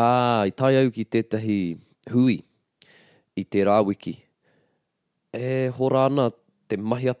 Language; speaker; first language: Māori; non-native, local second language; English